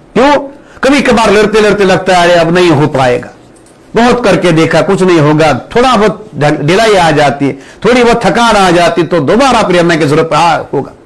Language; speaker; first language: Hindi; non-native, local second language; Marathi